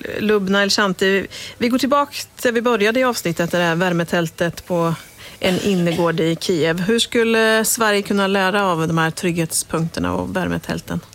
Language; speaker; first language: Swedish; native; Swedish